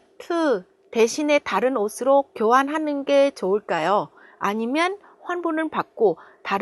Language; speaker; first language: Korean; non-native, fluent; Vietnamese